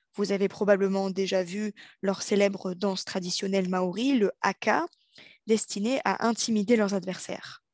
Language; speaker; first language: French; native; French